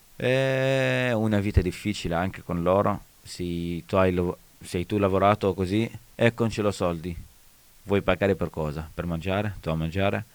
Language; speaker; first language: Italian; non-native, learner; Arabic